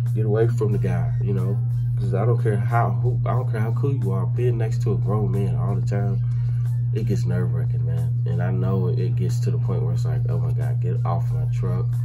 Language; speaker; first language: English; native; English